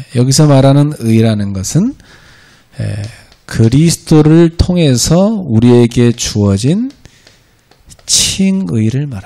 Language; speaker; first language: Korean; native; Korean